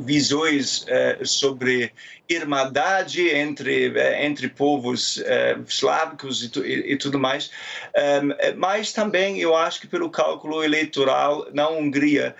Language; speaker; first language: Portuguese; non-native, fluent; German